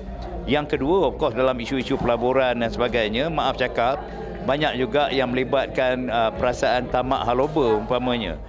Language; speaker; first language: Malay; native; Malay